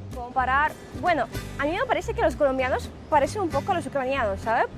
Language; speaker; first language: Spanish; early bilingual, other home language; Ukrainian